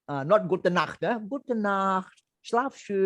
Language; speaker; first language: German; non-native, learner; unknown